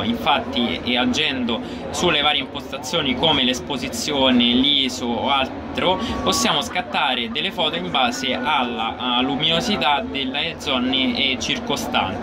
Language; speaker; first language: Italian; native; Italian